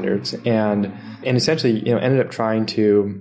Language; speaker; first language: English; native; English